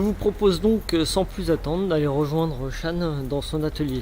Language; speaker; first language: French; native; French